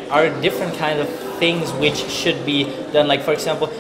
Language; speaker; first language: English; non-native, learner; Portuguese